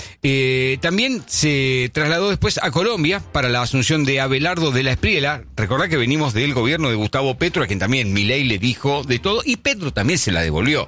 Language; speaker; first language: Spanish; native; Spanish